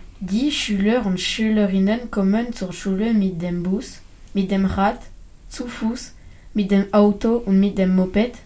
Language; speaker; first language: German; non-native, learner; French